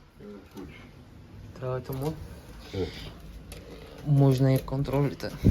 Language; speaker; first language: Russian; non-native, learner; Turkish